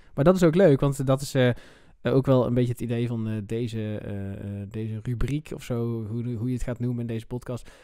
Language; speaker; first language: Dutch; native; Dutch